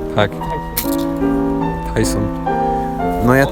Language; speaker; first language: Polish; native; Polish